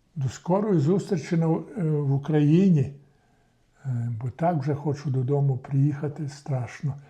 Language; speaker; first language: Ukrainian; native; Ukrainian